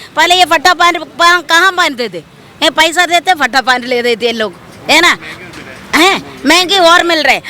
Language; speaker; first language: Hindi; non-native, local second language; Malayalam